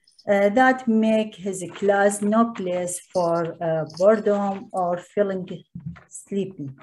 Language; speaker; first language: English; non-native, learner; Arabic